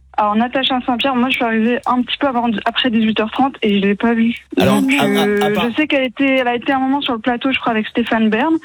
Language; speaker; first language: French; native; French